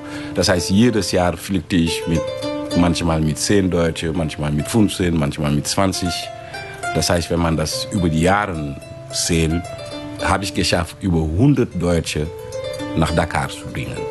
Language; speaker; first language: German; non-native, fluent; Wolof